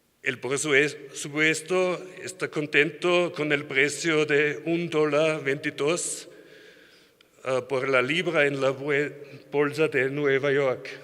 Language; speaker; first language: Spanish; non-native, learner; German